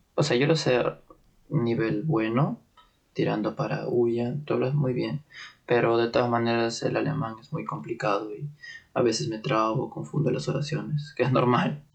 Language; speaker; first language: Spanish; native; Spanish